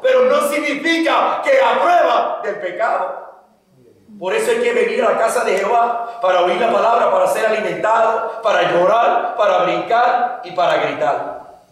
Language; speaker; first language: Spanish; native; Spanish